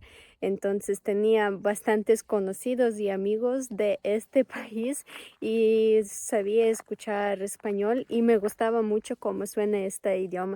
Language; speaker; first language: Spanish; non-native, fluent; Ukrainian